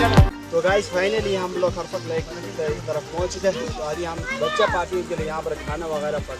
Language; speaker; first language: Hindi; non-native, local second language; Balti